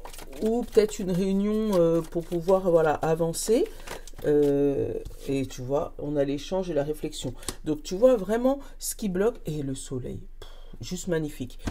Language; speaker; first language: French; native; French